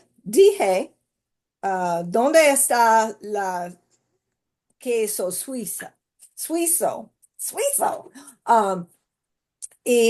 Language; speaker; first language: Spanish; non-native, learner; English